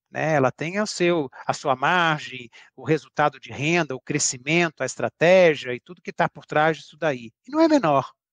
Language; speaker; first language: Portuguese; native; Portuguese